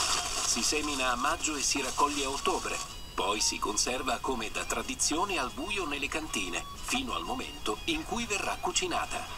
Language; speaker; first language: Italian; native; Italian